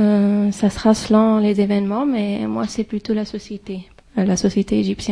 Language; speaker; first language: French; non-native, fluent; Arabic